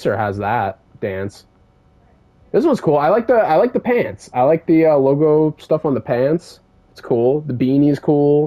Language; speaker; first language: English; native; English